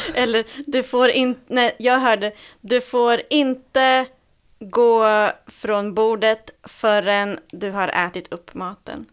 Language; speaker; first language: Swedish; native; Swedish